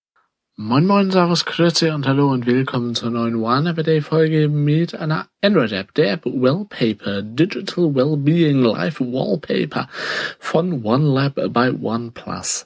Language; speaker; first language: German; native; German